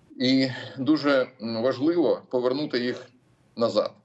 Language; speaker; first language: Ukrainian; non-native, local second language; Russian